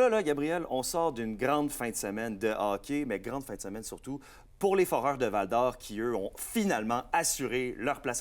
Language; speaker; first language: French; native; French